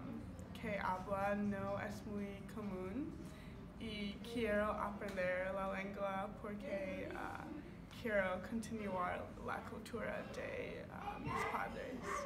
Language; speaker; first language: Spanish; non-native, learner; English